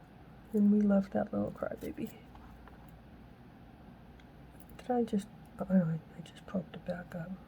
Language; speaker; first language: English; native; English